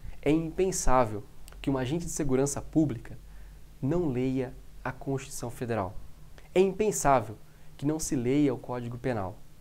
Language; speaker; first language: Portuguese; native; Portuguese